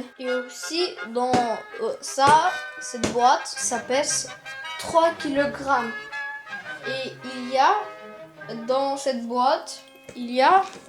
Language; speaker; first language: French; non-native, learner; Russian